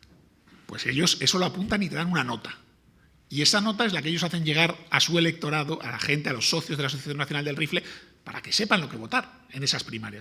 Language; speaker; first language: Spanish; native; Spanish